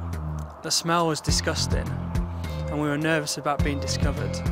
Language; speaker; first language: English; native; English